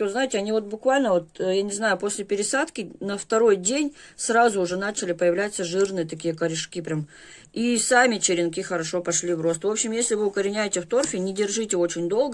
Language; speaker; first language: Russian; native; Russian